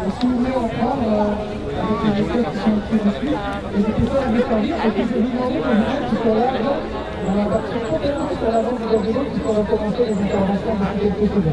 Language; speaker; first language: French; native; French